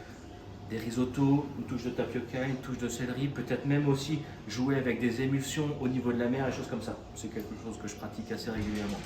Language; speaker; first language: French; native; French